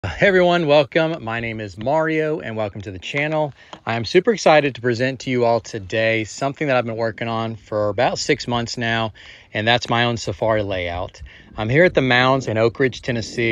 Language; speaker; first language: English; native; English